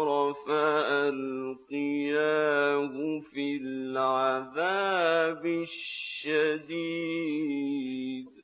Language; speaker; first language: Arabic; native; Arabic